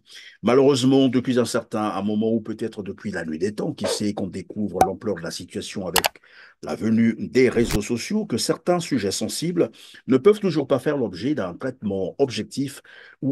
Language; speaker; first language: French; native; French